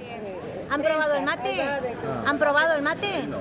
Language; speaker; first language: Spanish; native; Spanish